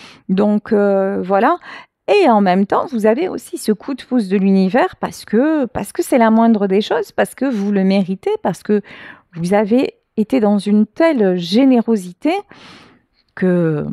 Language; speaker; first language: French; native; French